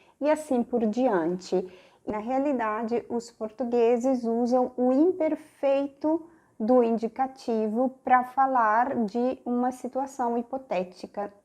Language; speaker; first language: Portuguese; native; Portuguese